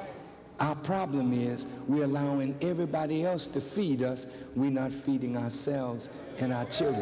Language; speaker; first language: English; native; English